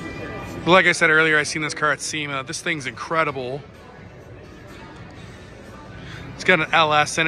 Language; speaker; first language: English; native; English